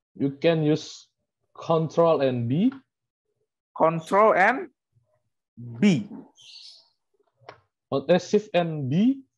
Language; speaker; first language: English; non-native, learner; Indonesian